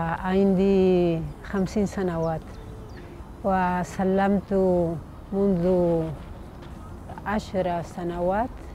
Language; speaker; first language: Arabic; non-native, learner; Spanish